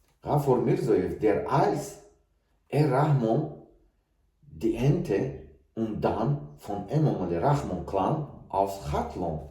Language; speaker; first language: German; non-native, learner; Tajik